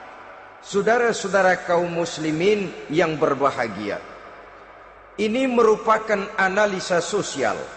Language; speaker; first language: Indonesian; native; Indonesian